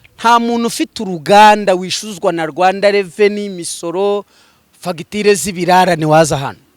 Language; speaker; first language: Kinyarwanda; native; Kinyarwanda